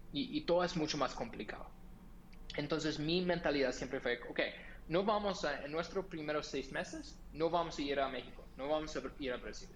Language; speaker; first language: Spanish; non-native, fluent; English